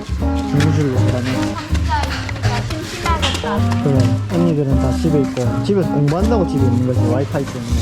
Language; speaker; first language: Korean; native; Korean